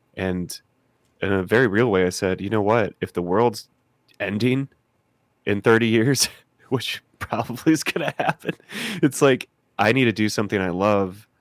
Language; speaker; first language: English; native; English